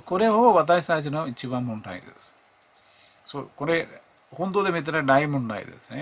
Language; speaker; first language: Japanese; non-native, fluent; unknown